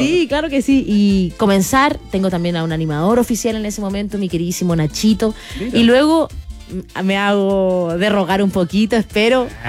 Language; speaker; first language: Spanish; native; Spanish